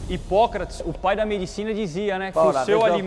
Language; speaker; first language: Portuguese; native; Portuguese